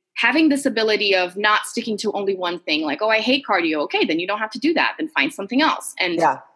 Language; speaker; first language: English; non-native, fluent; Portuguese